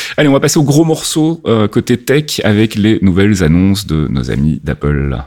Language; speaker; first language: French; native; French